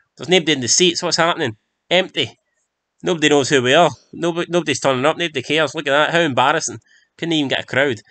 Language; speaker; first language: English; native; English